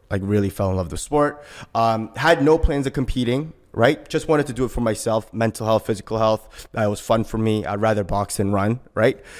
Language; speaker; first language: English; early bilingual, other home language; Korean